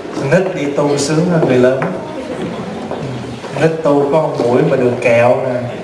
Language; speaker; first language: Vietnamese; native; Vietnamese